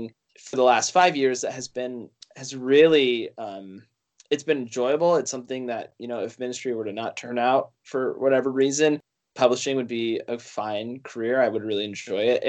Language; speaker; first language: English; native; English